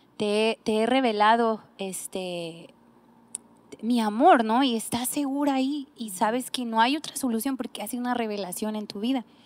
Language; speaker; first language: Spanish; native; Spanish